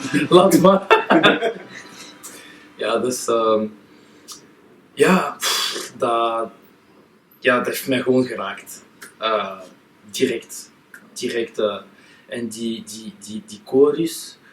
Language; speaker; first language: Dutch; non-native, local second language; French